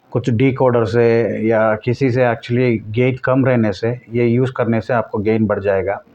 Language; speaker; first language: Hindi; non-native, local second language; Telugu